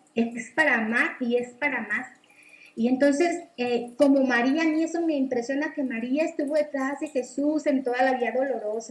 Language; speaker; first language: Spanish; native; Spanish